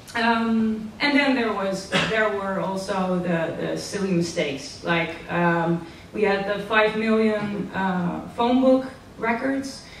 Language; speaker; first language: English; non-native, fluent; Dutch